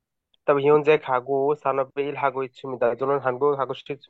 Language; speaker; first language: Korean; non-native, learner; Bangla